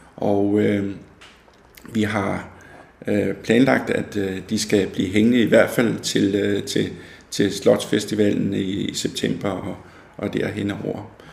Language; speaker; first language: Danish; native; Danish